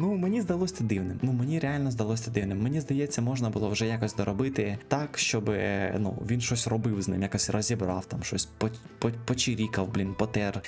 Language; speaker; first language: Ukrainian; native; Ukrainian